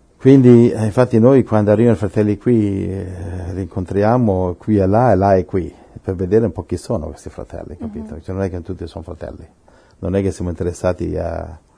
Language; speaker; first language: Italian; non-native, fluent; Spanish